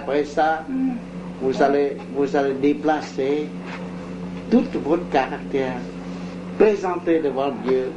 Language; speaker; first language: French; non-native, local second language; Vietnamese